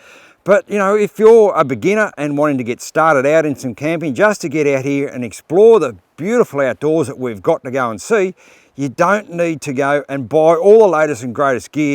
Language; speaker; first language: English; native; English